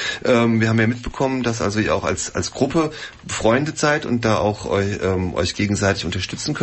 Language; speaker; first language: German; native; German